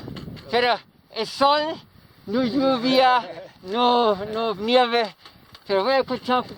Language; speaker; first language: Spanish; non-native, learner; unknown